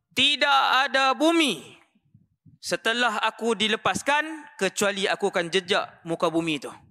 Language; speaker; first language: Malay; native; Malay